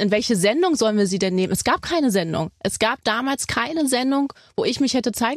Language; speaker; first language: German; native; German